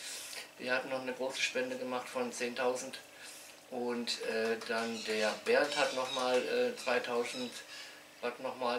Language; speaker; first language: German; native; German